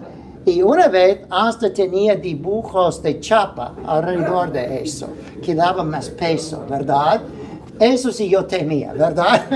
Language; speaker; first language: Spanish; non-native, fluent; English